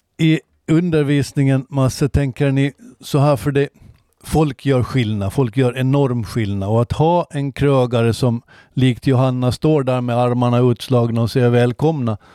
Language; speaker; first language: Swedish; native; Swedish